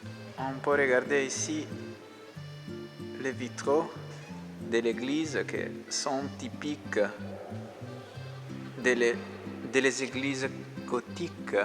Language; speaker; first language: French; non-native, learner; Italian